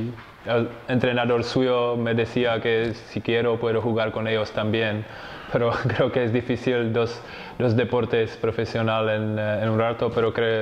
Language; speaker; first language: Spanish; non-native, fluent; Czech